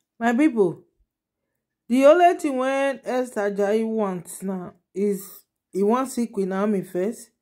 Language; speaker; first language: Nigerian Pidgin; non-native, local second language; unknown